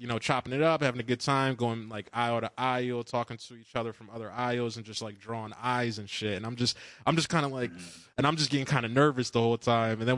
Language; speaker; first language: English; native; English